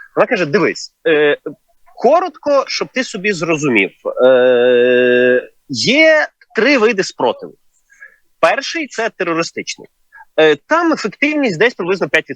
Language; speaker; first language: Ukrainian; native; Ukrainian